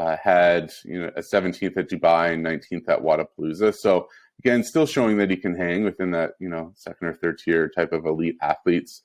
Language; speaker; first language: English; native; English